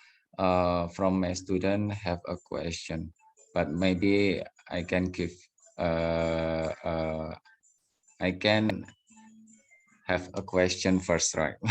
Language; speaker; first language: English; non-native, learner; Indonesian